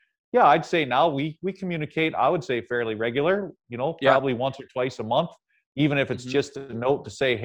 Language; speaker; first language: English; native; English